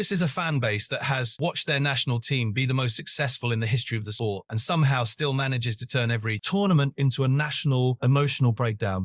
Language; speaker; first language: English; native; English